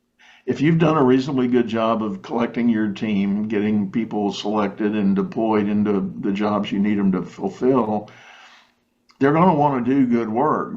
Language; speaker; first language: English; native; English